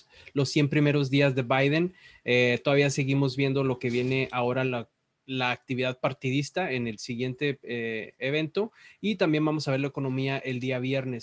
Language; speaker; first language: Spanish; native; Spanish